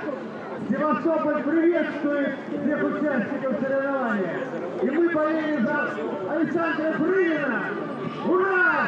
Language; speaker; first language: Russian; native; Russian